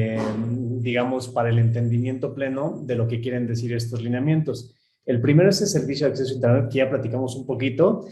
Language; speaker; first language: Spanish; native; Spanish